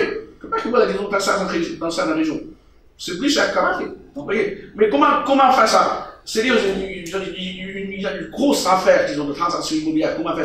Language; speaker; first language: French; non-native, fluent; Chinese